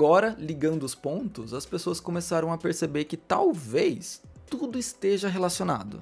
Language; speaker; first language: Portuguese; native; Portuguese